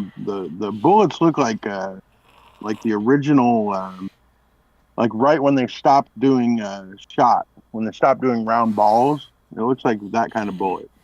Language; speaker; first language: English; native; English